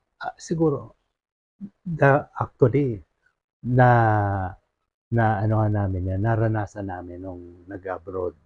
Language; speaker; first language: Filipino; non-native, local second language; Bikol